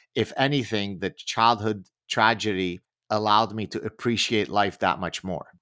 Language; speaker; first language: English; early bilingual, other home language; Arabic